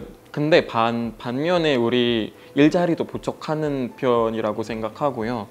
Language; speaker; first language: Korean; non-native, fluent; Indonesian